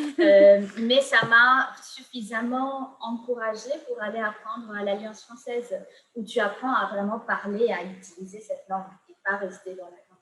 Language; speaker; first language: French; non-native, fluent; Gujarati